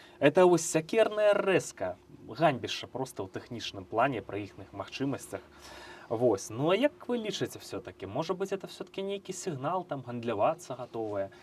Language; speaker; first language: Belarusian; native; Belarusian